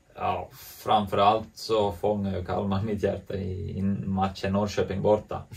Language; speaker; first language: Swedish; native; Swedish